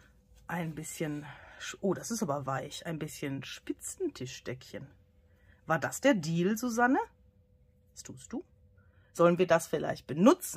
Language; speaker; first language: German; native; German